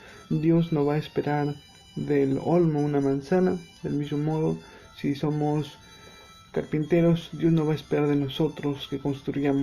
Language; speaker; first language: Spanish; native; Spanish